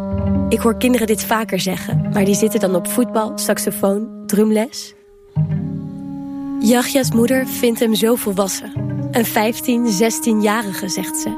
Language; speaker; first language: Dutch; native; Dutch